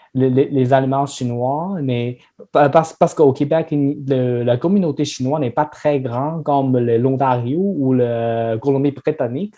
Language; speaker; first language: French; non-native, learner; Chinese